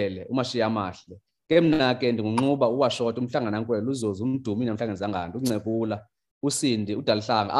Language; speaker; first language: English; non-native, local second language; Xhosa